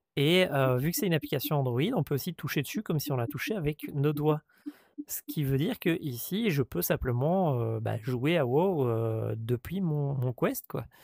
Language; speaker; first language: French; native; French